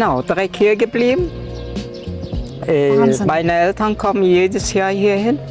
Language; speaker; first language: German; early bilingual, other home language; Turkish